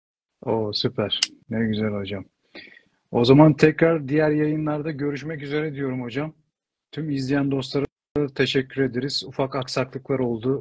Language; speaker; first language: Turkish; native; Turkish